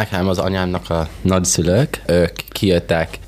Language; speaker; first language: Hungarian; early bilingual, heritage; English